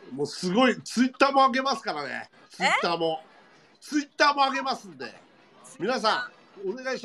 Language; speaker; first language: Japanese; native; Japanese